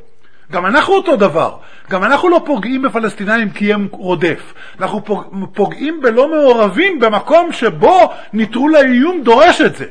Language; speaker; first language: Hebrew; native; Hebrew